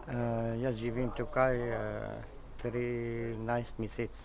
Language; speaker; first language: Slovenian; non-native, learner; Arabic